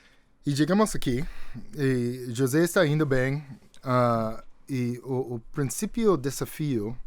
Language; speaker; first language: Portuguese; non-native, fluent; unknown